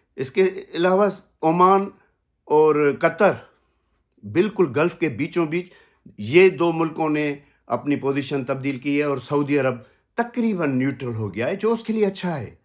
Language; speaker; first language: Urdu; non-native, local second language; Sindhi